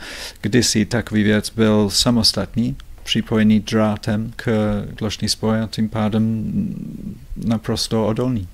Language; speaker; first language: Czech; non-native, fluent; English